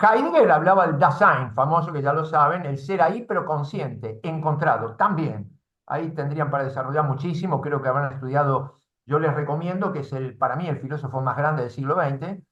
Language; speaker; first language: Spanish; native; Spanish